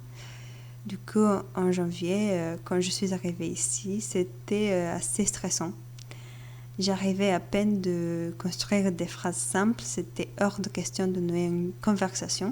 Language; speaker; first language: French; non-native, fluent; Bulgarian